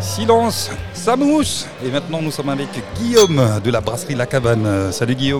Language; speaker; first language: French; native; French